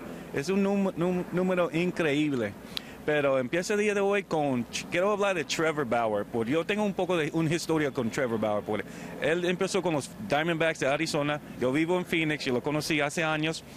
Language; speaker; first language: Spanish; early bilingual, heritage; Spanish